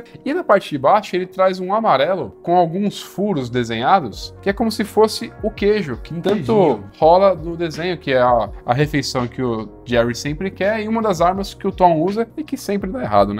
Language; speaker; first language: Portuguese; native; Portuguese